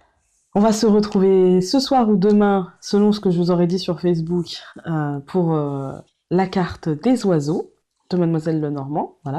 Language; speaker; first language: French; native; French